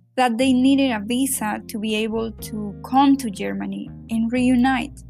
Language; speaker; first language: English; non-native, fluent; Spanish